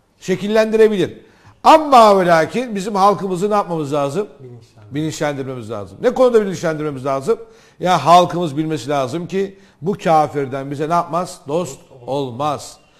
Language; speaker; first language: Turkish; native; Turkish